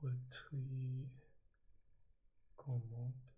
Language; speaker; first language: French; non-native, learner; English